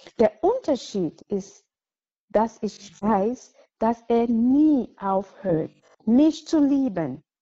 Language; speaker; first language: German; non-native, fluent; English